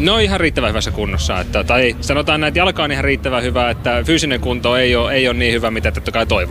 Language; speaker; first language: Finnish; native; Finnish